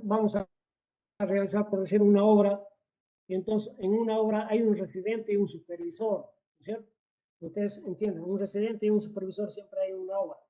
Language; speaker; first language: Spanish; native; Spanish